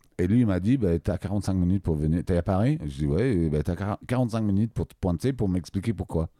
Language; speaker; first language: French; non-native, fluent; English